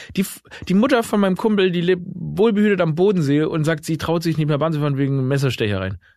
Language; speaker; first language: German; native; German